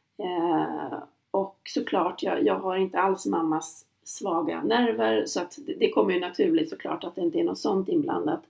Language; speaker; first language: Swedish; native; Swedish